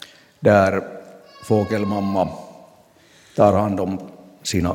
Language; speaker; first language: Swedish; non-native, local second language; Finnish